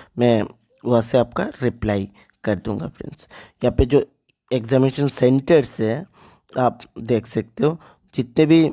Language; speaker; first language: Hindi; non-native, local second language; Bangla